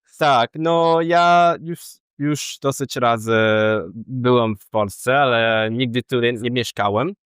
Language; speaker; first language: Polish; non-native, fluent; Cantonese